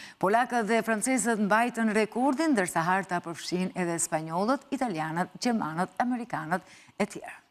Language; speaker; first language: Albanian; native; Albanian